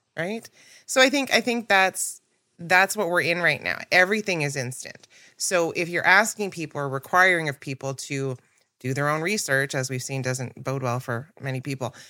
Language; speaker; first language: English; native; English